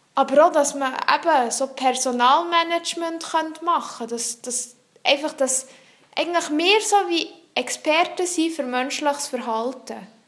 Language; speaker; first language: German; non-native, local second language; French